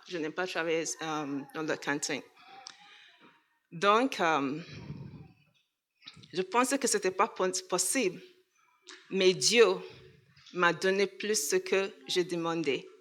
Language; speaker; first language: French; non-native, learner; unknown